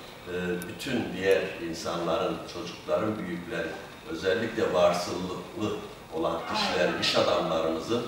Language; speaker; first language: Turkish; native; Turkish